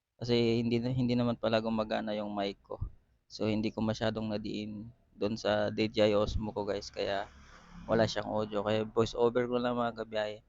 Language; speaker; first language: Filipino; non-native, local second language; Iloko